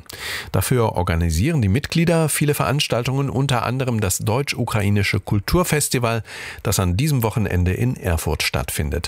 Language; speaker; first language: German; native; German